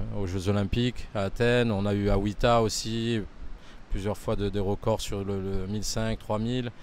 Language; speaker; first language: French; native; French